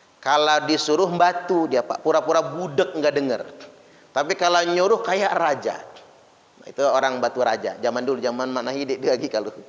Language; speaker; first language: Indonesian; non-native, local second language; Malay